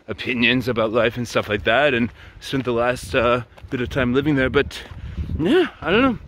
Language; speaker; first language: English; native; English